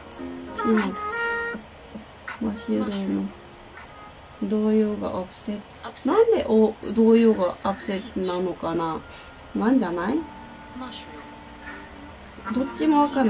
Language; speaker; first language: Japanese; non-native, learner; Korean